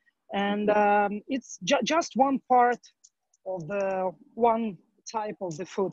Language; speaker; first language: English; non-native, learner; Ukrainian